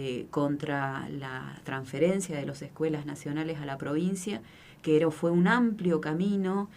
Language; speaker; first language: Spanish; native; Spanish